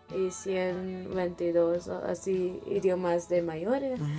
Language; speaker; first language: Spanish; non-native, learner; Telugu